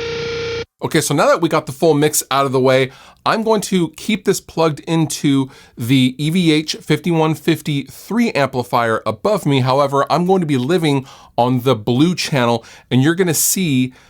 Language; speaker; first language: English; native; English